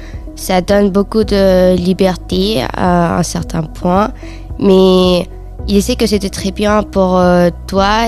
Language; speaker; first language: French; non-native, fluent; Spanish